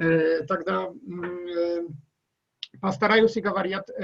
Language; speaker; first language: Russian; non-native, learner; Polish